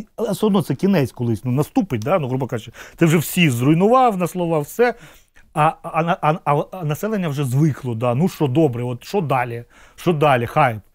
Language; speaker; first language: Ukrainian; non-native, local second language; Russian